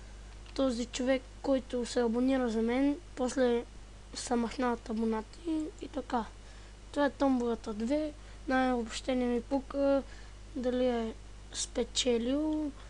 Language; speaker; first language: Bulgarian; native; Bulgarian